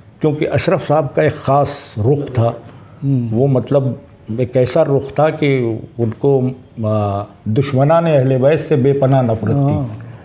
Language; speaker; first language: Urdu; native; Urdu